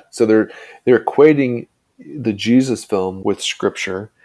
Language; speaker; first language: English; native; English